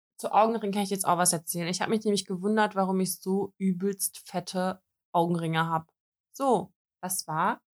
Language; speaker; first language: German; early bilingual, other home language; Russian